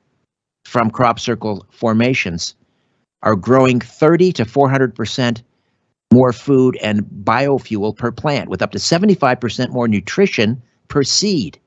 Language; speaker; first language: English; native; English